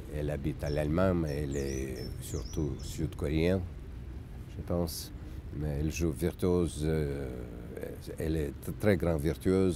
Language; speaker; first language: French; non-native, learner; Russian